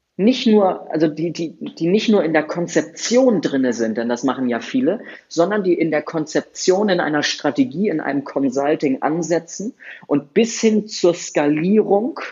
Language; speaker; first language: German; native; German